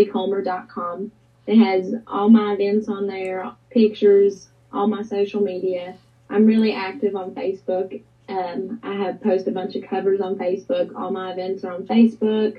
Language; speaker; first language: English; native; English